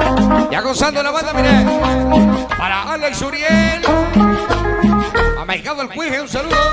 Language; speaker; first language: Spanish; native; Spanish